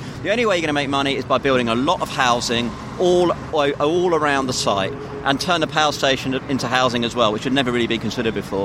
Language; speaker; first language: English; native; English